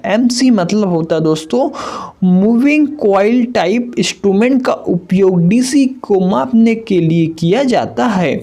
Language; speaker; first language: Hindi; native; Hindi